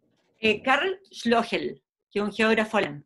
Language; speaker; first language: Spanish; native; Spanish